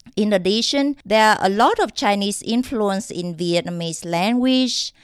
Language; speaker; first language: English; non-native, fluent; Vietnamese